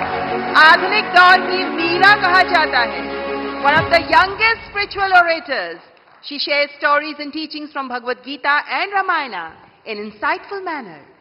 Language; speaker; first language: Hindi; native; Hindi